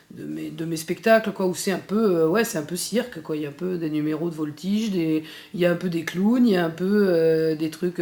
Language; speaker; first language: French; native; French